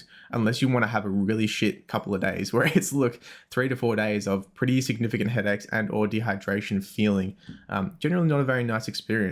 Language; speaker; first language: English; native; English